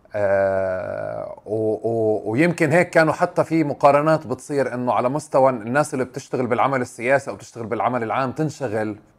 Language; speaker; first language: Arabic; native; Arabic